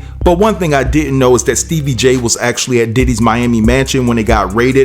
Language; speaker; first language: English; native; English